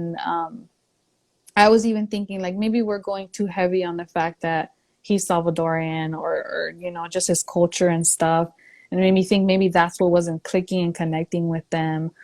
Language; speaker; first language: English; early bilingual, other home language; Spanish